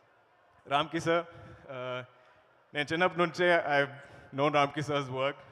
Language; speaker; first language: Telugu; non-native, learner; Malayalam